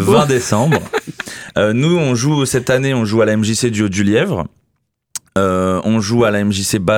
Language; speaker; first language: French; native; French